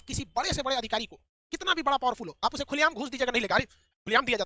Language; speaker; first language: Hindi; native; Hindi